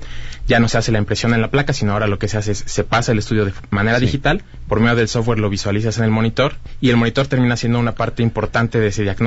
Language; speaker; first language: Spanish; native; Spanish